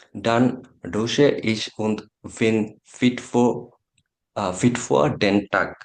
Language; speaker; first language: German; non-native, learner; Bangla